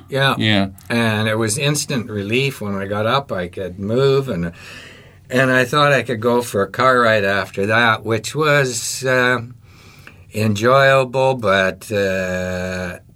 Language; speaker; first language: English; native; English